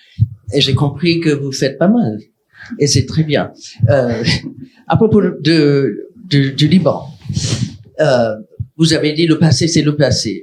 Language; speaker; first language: French; non-native, fluent; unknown